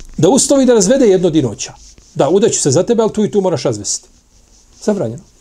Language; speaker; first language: Bosnian; native; Bosnian